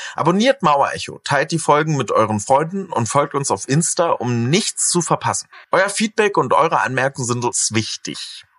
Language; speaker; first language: German; native; German